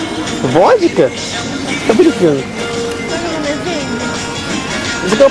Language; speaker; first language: Portuguese; native; Portuguese